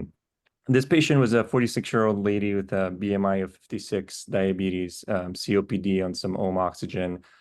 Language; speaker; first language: English; native; English